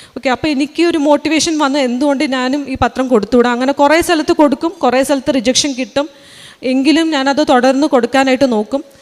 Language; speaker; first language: Malayalam; early bilingual, heritage; Malayalam